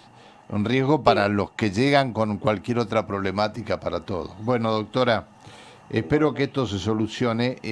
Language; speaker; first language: Spanish; native; Spanish